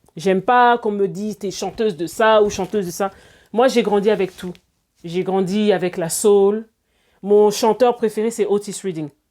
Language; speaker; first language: French; early bilingual, other home language; Lingala